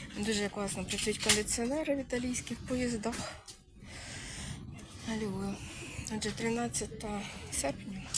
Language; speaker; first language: Ukrainian; native; Ukrainian